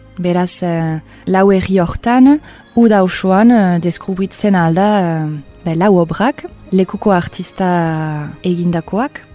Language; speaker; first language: Basque; non-native, fluent; English